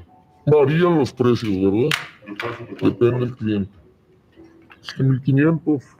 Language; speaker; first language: Spanish; native; Spanish